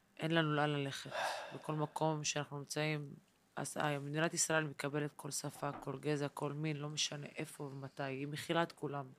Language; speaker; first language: Hebrew; non-native, local second language; Arabic